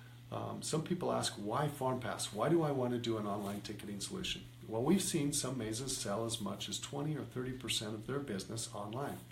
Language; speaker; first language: English; native; English